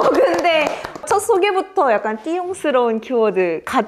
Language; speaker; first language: Korean; native; Korean